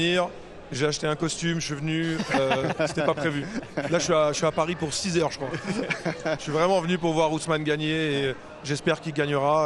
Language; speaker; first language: French; native; French